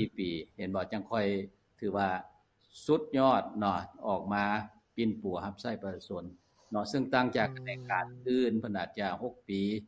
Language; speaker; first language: Lao; native; Lao